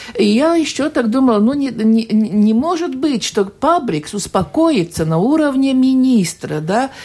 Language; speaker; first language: Russian; non-native, local second language; Latvian